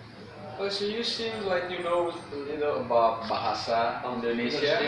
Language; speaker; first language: English; non-native, fluent; Indonesian